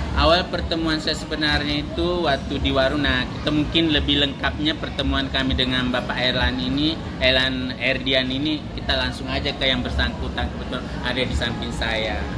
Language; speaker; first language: Indonesian; native; Indonesian